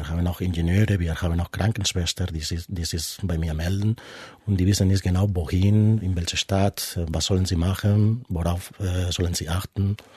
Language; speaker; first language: German; non-native, fluent; Spanish